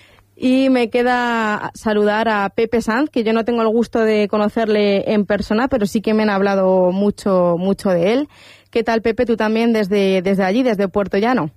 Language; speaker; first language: Spanish; native; Spanish